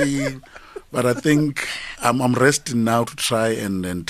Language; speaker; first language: English; non-native, local second language; Northern Sotho